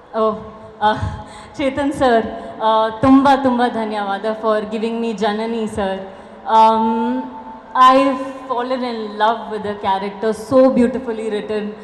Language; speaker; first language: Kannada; non-native, local second language; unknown